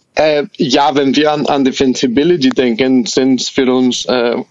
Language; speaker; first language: German; non-native, fluent; Spanish